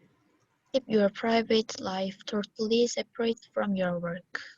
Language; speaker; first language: English; non-native, learner; Korean